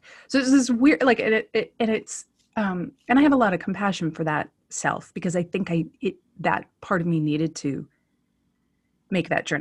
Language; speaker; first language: English; native; English